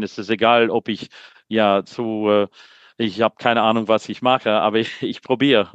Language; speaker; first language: German; non-native, learner; English